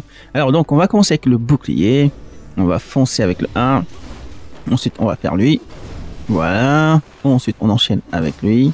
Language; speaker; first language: French; native; French